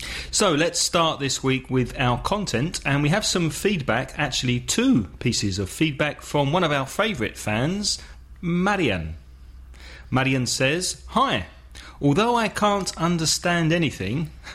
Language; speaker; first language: English; native; English